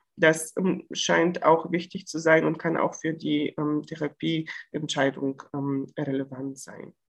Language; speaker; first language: German; non-native, fluent; Bulgarian